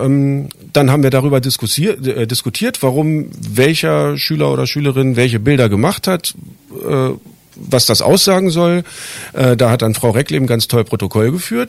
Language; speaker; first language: German; native; German